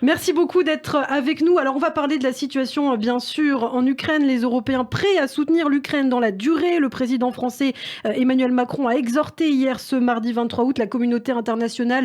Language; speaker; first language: French; native; French